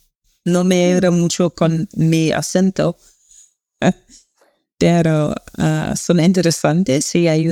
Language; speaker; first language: Spanish; non-native, learner; English